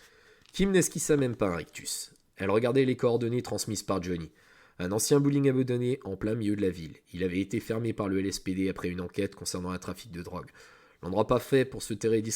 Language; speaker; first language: French; native; French